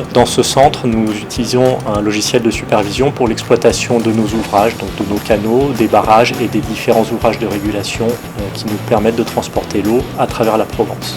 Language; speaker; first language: French; native; French